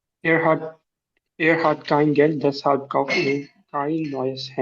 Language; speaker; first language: German; non-native, learner; Urdu